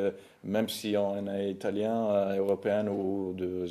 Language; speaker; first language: French; non-native, fluent; Italian